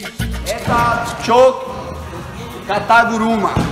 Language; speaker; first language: Russian; non-native, learner; Portuguese